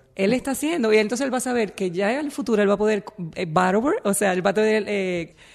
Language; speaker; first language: Spanish; native; Spanish